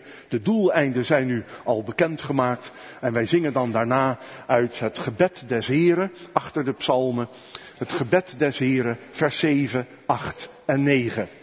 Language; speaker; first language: Dutch; native; Dutch